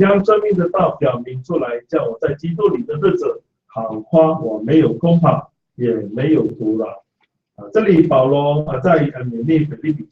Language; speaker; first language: Chinese; native; Chinese